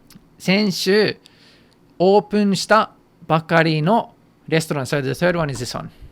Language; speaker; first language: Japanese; non-native, fluent; English